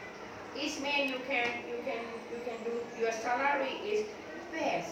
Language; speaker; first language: English; non-native, learner; Thai